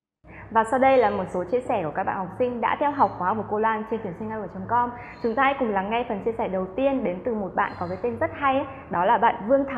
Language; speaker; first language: Vietnamese; native; Vietnamese